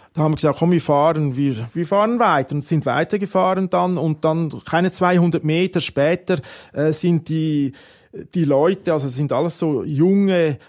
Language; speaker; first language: German; native; German